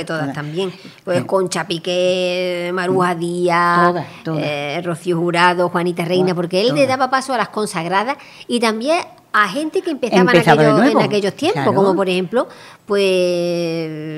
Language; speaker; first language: Spanish; native; Spanish